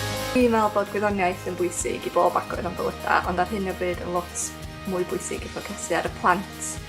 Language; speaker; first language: Welsh; native; Welsh